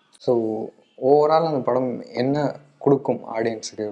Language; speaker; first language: Tamil; native; Tamil